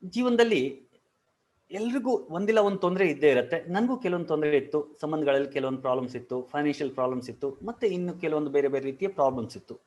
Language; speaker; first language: Kannada; non-native, local second language; Marwari